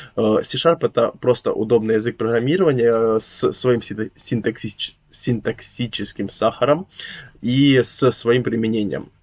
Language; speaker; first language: Russian; native; Russian